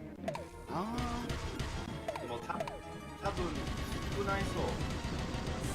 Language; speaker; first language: Japanese; non-native, learner; English